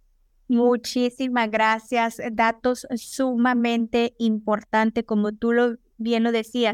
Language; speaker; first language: Spanish; native; Spanish